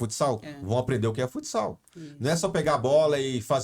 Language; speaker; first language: Portuguese; native; Portuguese